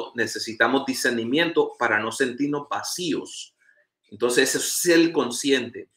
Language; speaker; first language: Spanish; early bilingual, heritage; Spanish